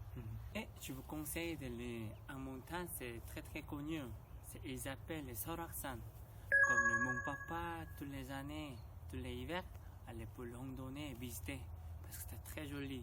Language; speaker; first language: French; non-native, learner; Korean